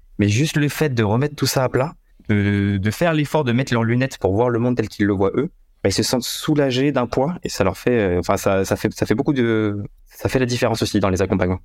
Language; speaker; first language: French; native; French